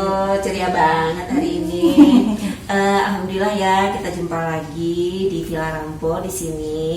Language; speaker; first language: Indonesian; native; Indonesian